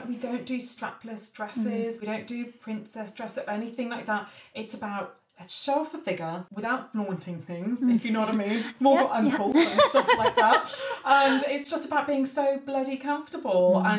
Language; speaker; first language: English; native; English